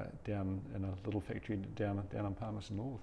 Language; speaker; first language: English; native; English